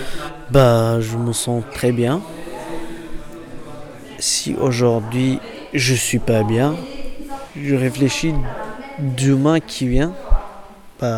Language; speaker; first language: French; non-native, learner; Kurdish